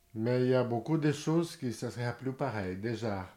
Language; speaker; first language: French; non-native, fluent; Portuguese